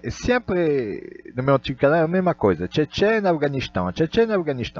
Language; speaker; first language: Portuguese; non-native, fluent; Russian